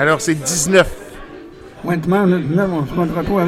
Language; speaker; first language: French; native; French